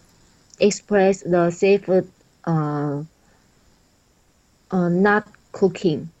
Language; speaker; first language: English; non-native, learner; Chinese